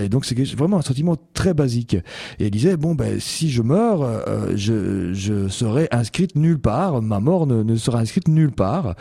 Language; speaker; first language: French; native; French